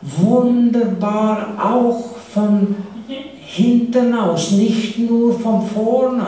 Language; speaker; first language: German; non-native, fluent; English